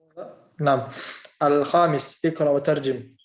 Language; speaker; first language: Arabic; non-native, fluent; English